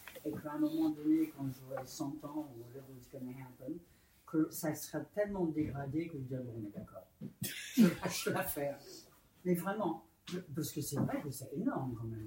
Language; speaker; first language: French; native; French